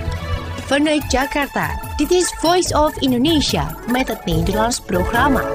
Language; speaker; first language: Dutch; non-native, fluent; Indonesian